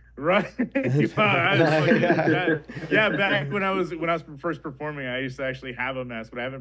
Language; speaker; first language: English; native; English